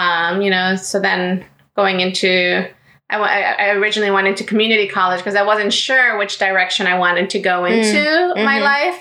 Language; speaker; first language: English; early bilingual, other home language; Greek